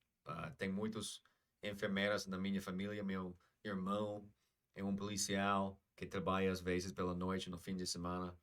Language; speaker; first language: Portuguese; non-native, fluent; English